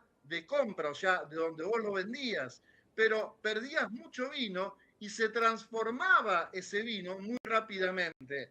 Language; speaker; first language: Spanish; native; Spanish